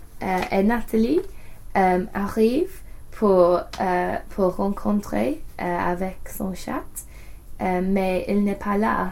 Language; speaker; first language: French; non-native, learner; English